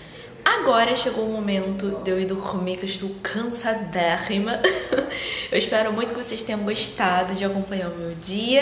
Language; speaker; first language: Portuguese; native; Portuguese